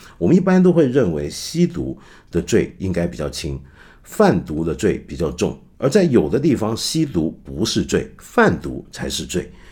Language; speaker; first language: Chinese; non-native, local second language; Cantonese